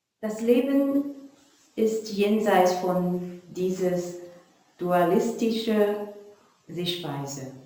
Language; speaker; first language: German; non-native, learner; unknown